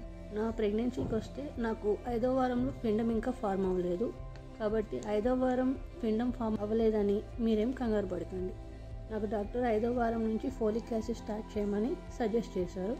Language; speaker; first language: Telugu; native; Telugu